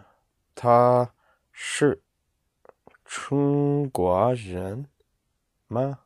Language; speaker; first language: Chinese; non-native, learner; English